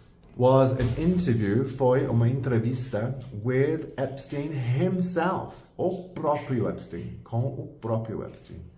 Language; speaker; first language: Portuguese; non-native, fluent; English